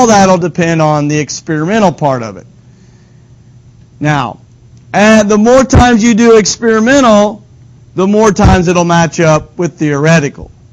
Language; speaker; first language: English; native; English